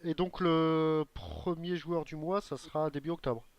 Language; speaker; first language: French; native; French